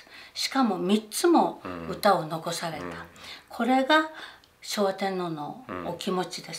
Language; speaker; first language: Japanese; native; Japanese